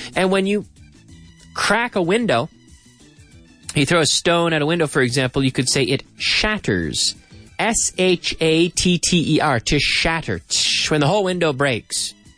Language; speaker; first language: English; native; English